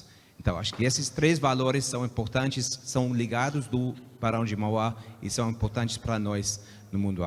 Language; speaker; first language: Portuguese; non-native, fluent; English